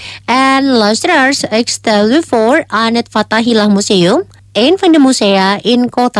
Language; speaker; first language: Dutch; non-native, fluent; Indonesian